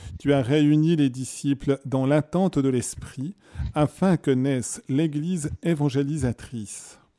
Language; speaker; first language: French; native; French